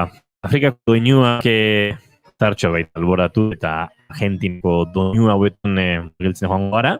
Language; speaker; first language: Basque; native; Basque